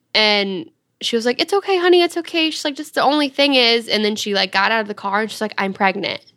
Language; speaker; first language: English; native; English